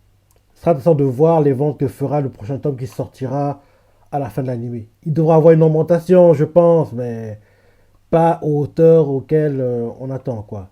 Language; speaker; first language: French; native; French